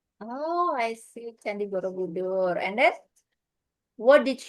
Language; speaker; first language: English; non-native, fluent; Indonesian